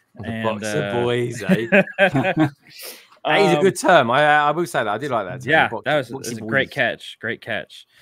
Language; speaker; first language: English; native; English